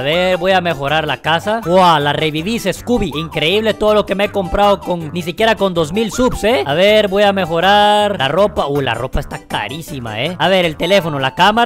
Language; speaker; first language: Spanish; native; Spanish